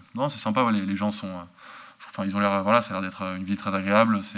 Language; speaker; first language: French; native; French